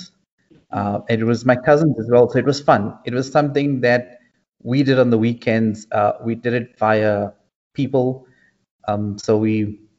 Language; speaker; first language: English; native; English